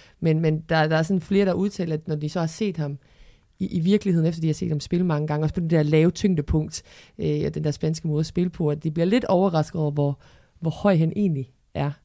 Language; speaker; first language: Danish; early bilingual, other home language; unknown